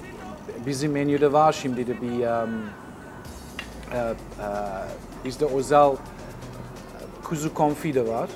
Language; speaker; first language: Turkish; non-native, learner; English